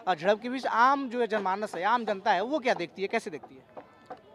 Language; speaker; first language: Hindi; native; Hindi